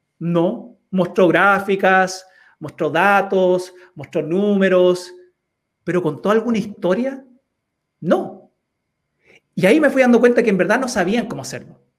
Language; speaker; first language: Spanish; early bilingual, heritage; Spanish